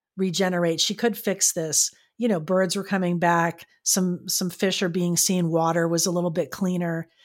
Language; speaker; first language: English; native; English